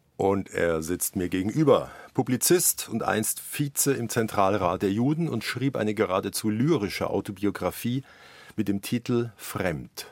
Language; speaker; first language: German; native; German